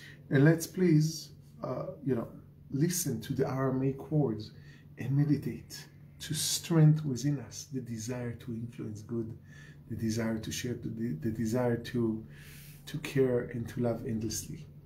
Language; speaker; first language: English; non-native, fluent; Hebrew